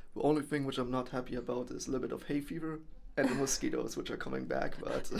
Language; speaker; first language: English; non-native, fluent; German